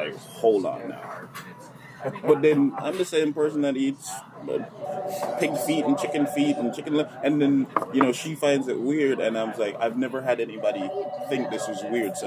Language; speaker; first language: English; non-native, local second language; Jamaican Creole English